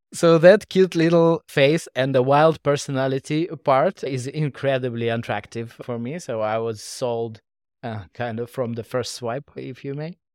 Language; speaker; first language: English; non-native, fluent; Russian